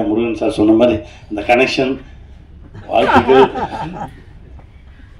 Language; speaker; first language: Tamil; native; Tamil